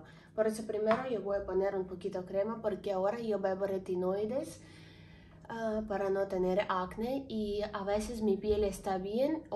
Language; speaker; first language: Spanish; non-native, learner; Ukrainian